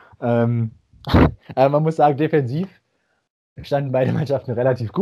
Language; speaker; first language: German; native; German